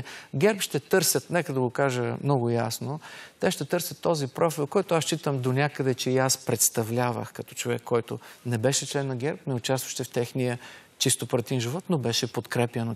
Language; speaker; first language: Bulgarian; native; Bulgarian